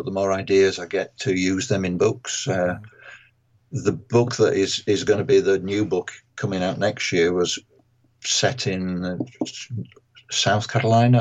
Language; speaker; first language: English; native; English